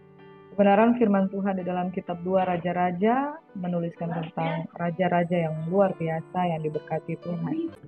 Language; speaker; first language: Indonesian; native; Indonesian